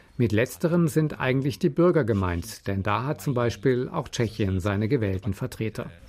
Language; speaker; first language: German; non-native, fluent; Czech